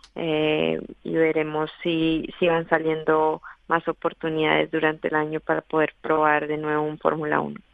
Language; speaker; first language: Spanish; native; Spanish